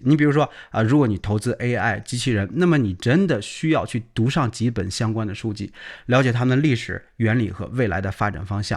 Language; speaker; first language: Chinese; native; Chinese